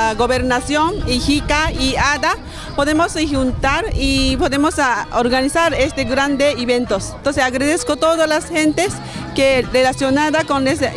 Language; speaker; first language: Spanish; non-native, local second language; Japanese